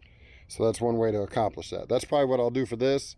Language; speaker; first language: English; native; English